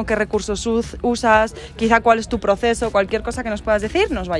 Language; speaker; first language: Spanish; native; Spanish